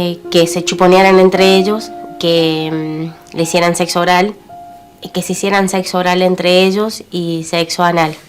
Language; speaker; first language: Spanish; native; Spanish